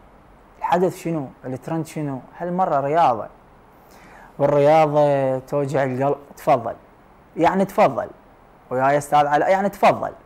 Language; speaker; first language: Arabic; native; Arabic